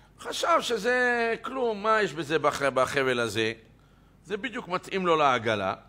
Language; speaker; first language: Hebrew; native; Hebrew